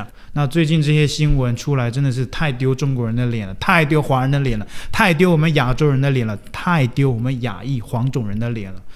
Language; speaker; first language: Chinese; native; Chinese